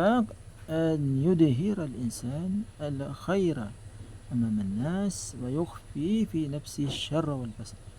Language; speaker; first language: Arabic; non-native, fluent; Filipino